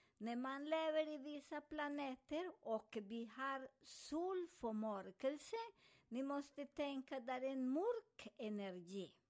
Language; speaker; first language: Swedish; non-native, fluent; Spanish